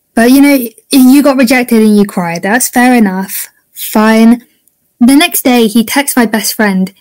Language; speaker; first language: English; native; English